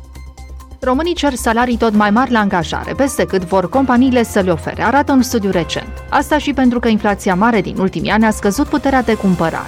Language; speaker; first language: Romanian; native; Romanian